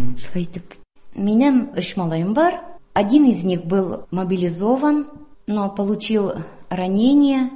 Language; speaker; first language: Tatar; non-native, local second language; Russian